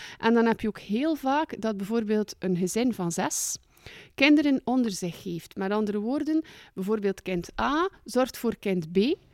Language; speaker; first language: Dutch; native; Dutch